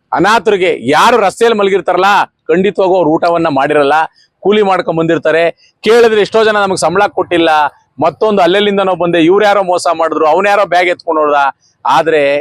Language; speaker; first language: Kannada; native; Kannada